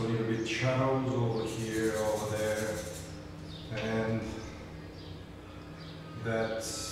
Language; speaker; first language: English; non-native, fluent; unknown